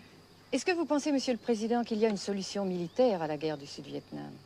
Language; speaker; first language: French; native; French